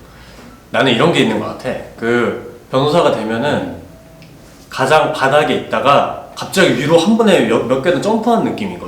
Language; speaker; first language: Korean; native; Korean